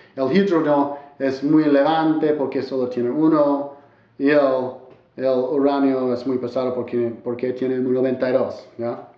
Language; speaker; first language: Spanish; non-native, learner; English